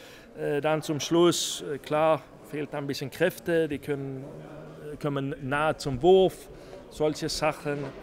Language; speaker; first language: German; non-native, fluent; Swedish